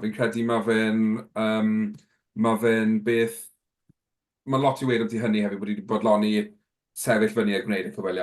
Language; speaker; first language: Welsh; native; Welsh